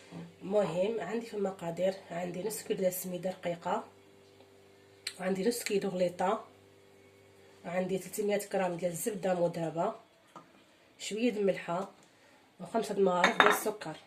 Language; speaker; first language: Arabic; native; Arabic